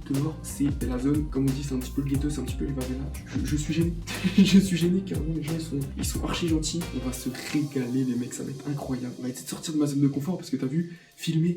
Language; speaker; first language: French; native; French